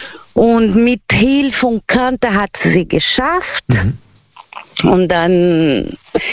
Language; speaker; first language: German; non-native, learner; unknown